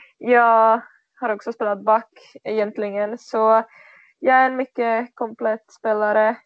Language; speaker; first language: Swedish; non-native, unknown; Czech